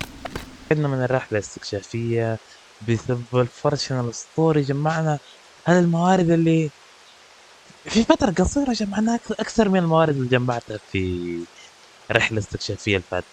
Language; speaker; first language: Arabic; native; Arabic